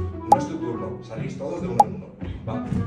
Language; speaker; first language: Spanish; native; Spanish